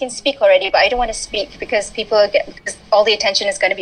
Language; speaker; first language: English; early bilingual, other home language; Malay